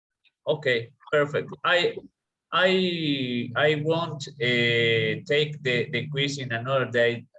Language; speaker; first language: English; non-native, learner; Spanish